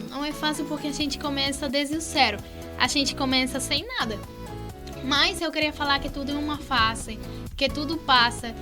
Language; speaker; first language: Portuguese; non-native, fluent; Spanish